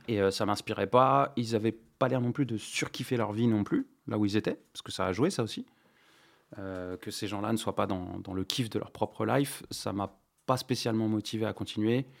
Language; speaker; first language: French; non-native, local second language; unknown